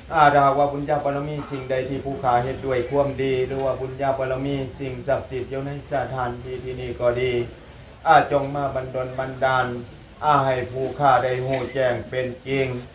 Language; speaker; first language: Thai; native; Thai